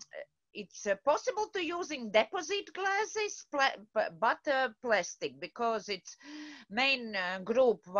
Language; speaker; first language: English; non-native, learner; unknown